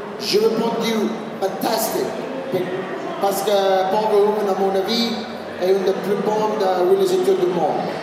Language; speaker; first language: French; non-native, learner; English